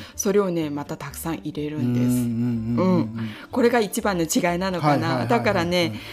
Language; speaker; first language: Japanese; non-native, fluent; Korean